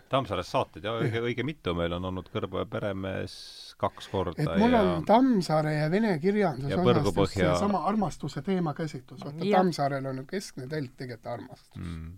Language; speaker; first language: Estonian; non-native, local second language; Russian